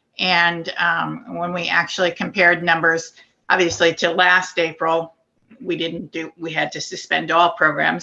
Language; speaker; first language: English; native; English